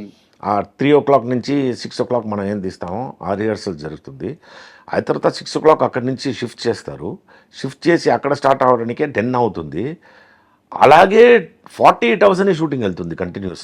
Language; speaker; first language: Telugu; non-native, fluent; Tamil